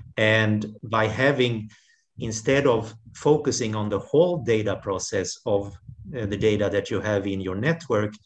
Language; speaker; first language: English; non-native, fluent; Swedish